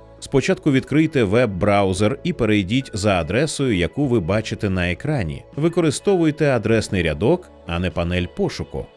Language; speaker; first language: Ukrainian; native; Ukrainian